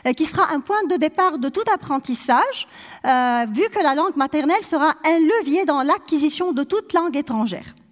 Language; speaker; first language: French; non-native, local second language; Arabic